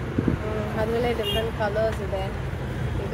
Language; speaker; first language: Kannada; native; Kannada